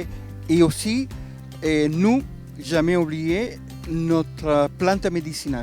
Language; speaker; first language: French; non-native, learner; Spanish